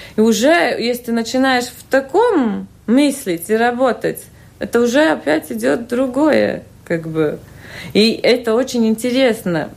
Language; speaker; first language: Russian; non-native, local second language; Latvian